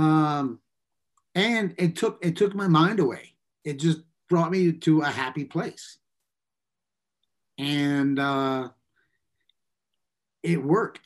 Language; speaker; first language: English; native; English